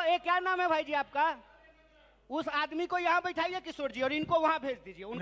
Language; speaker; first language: Hindi; native; Hindi